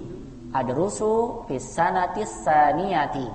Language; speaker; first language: Arabic; non-native, fluent; Indonesian